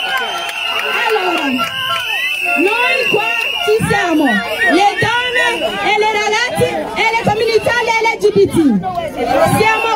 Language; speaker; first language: Italian; non-native, learner; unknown